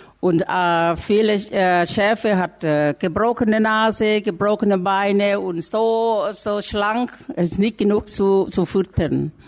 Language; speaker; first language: German; non-native, learner; Thai